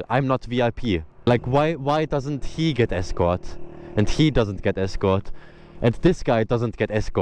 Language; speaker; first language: English; non-native, learner; German